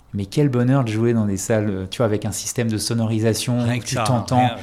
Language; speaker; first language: French; native; French